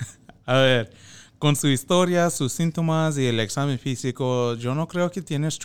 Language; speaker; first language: Spanish; non-native, fluent; English